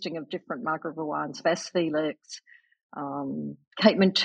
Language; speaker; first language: English; native; English